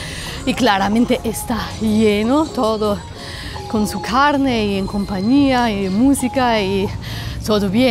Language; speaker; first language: Spanish; non-native, fluent; German